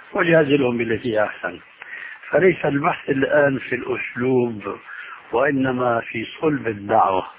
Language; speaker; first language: Arabic; early bilingual, other home language; Albanian